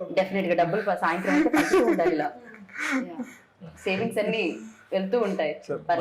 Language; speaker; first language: Telugu; native; Telugu